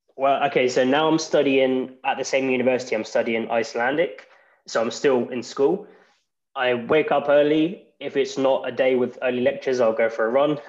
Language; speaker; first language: English; native; English